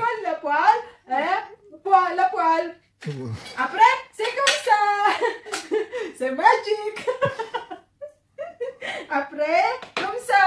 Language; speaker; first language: French; non-native, learner; Filipino